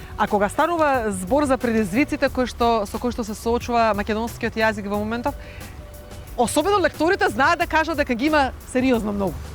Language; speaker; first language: Macedonian; native; Macedonian